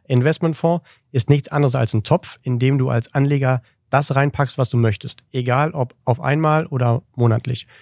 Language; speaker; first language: German; native; German